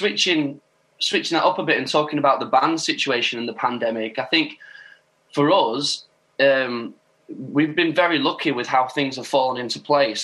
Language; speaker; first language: English; native; English